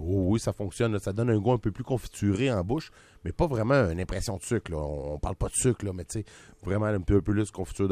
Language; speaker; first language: French; native; French